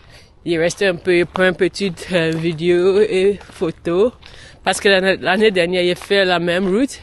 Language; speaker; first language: French; non-native, learner; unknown